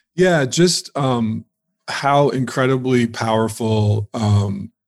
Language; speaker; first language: English; native; English